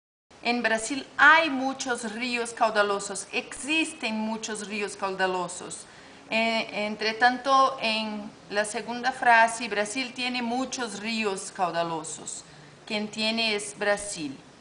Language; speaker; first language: Spanish; non-native, learner; Portuguese